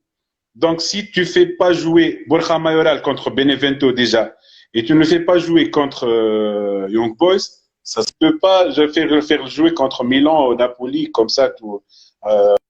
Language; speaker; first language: French; non-native, fluent; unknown